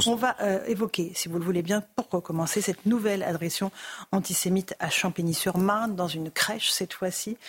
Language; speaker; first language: French; native; French